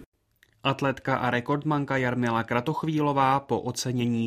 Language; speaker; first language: Czech; native; Czech